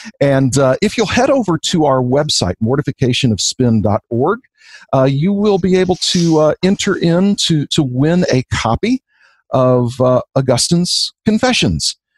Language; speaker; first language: English; native; English